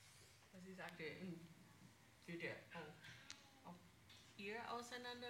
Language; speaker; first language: German; non-native, fluent; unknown